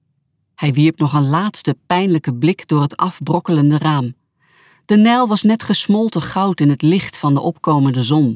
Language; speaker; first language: Dutch; native; Dutch